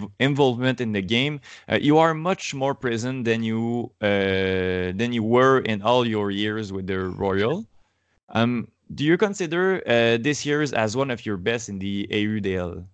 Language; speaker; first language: English; non-native, learner; French